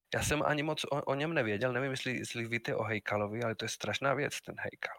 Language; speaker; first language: Czech; non-native, fluent; Spanish